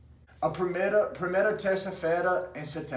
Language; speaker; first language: Portuguese; non-native, fluent; English